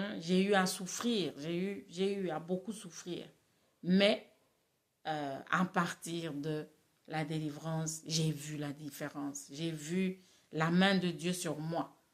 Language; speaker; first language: French; non-native, local second language; Lingala